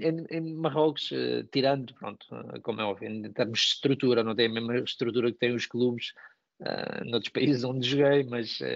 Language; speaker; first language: Portuguese; native; Portuguese